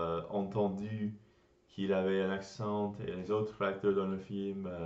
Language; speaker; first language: French; non-native, learner; English